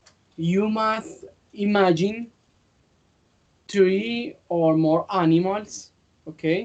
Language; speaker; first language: English; non-native, fluent; Spanish